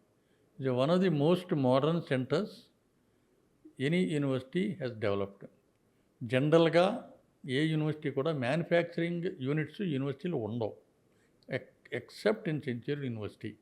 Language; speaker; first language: Telugu; native; Telugu